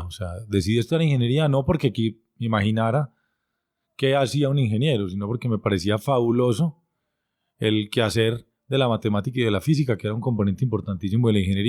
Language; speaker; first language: Spanish; native; Spanish